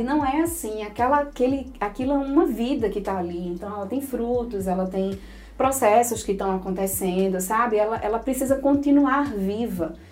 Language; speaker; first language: Portuguese; native; Portuguese